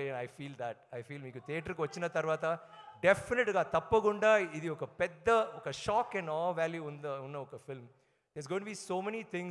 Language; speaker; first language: Telugu; non-native, learner; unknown